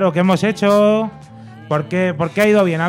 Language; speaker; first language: Spanish; native; Spanish